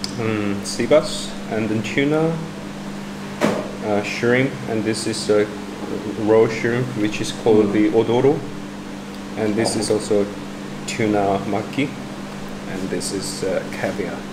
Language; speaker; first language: English; non-native, learner; Korean